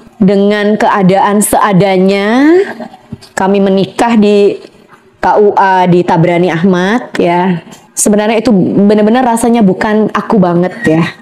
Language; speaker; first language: Indonesian; native; Indonesian